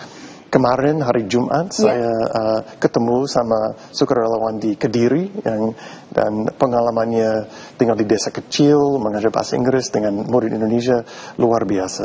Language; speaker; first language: Indonesian; non-native, fluent; English